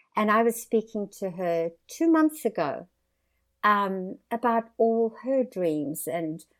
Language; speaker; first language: English; native; English